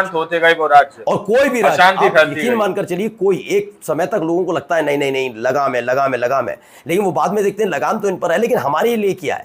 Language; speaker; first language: Hindi; native; Hindi